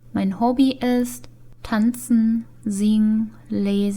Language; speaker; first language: German; non-native, fluent; Korean